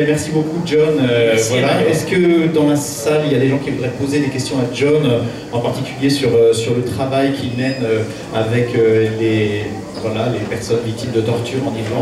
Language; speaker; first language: French; native; French